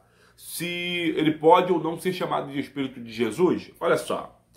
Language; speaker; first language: Portuguese; native; Portuguese